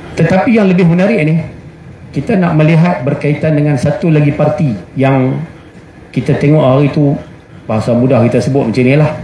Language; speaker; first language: Malay; native; Malay